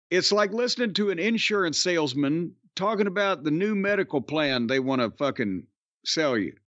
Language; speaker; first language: English; native; English